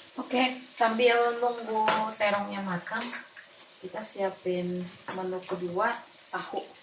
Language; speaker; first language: Indonesian; native; Indonesian